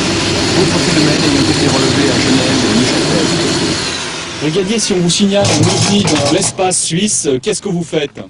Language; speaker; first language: French; native; French